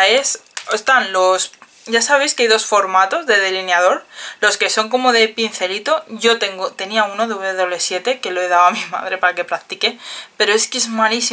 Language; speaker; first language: Spanish; native; Spanish